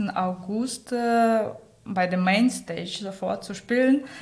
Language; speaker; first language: German; non-native, learner; Russian